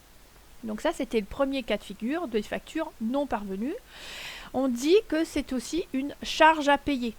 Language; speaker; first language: French; native; French